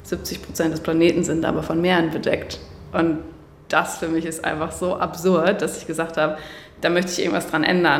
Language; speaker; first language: German; native; German